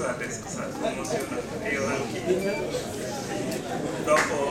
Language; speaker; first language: Italian; non-native, learner; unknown